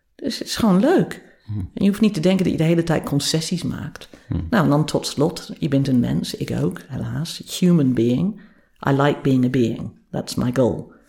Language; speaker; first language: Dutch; non-native, fluent; English